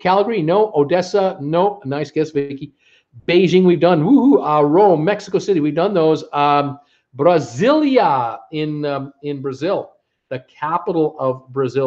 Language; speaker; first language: English; native; English